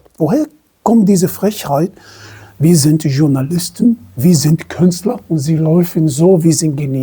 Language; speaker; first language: German; non-native, fluent; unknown